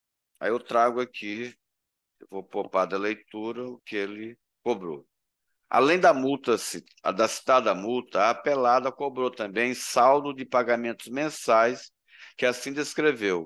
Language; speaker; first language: Portuguese; native; Portuguese